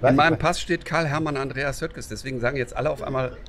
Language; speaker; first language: German; native; German